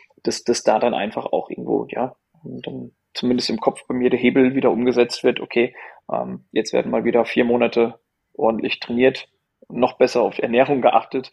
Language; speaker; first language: German; native; German